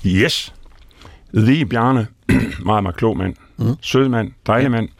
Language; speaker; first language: Danish; native; Danish